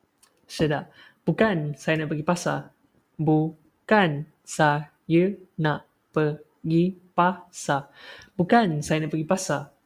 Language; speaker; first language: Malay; non-native, local second language; Chinese